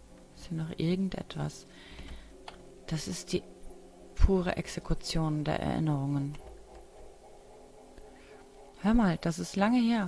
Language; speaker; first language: German; native; German